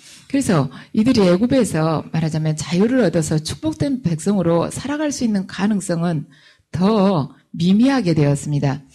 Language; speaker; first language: Korean; native; Korean